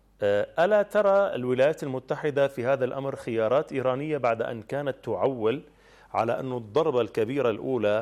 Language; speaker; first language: Arabic; native; Arabic